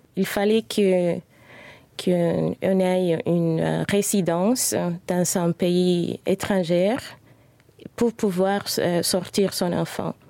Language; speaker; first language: French; non-native, fluent; Spanish